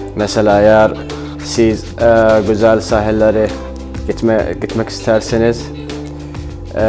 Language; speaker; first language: Turkish; non-native, learner; Arabic